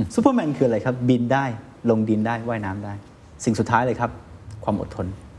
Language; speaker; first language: Thai; non-native, fluent; Chinese